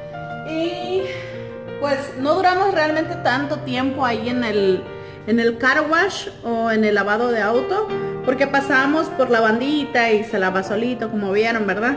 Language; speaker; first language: Spanish; native; Spanish